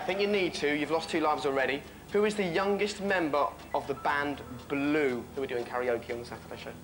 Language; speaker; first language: English; native; English